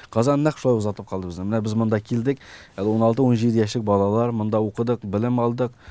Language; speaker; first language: Tatar; early bilingual, heritage; Tatar